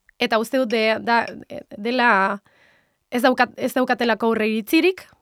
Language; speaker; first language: Basque; non-native, local second language; Spanish